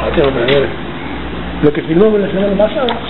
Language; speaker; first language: Spanish; native; Spanish